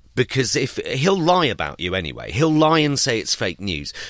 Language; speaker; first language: English; native; English